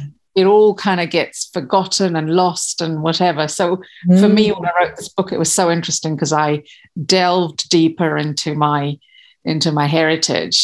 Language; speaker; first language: English; non-native, local second language; Kachhi